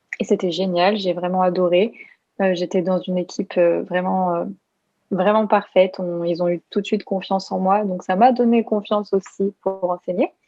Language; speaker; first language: French; native; French